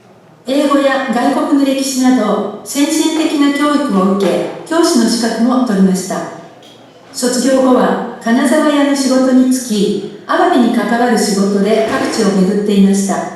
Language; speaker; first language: Japanese; native; Japanese